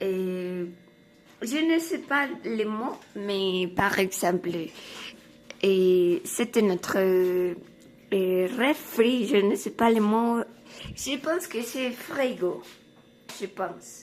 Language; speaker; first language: French; non-native, learner; Spanish